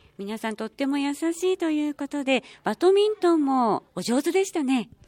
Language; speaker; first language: Japanese; native; Japanese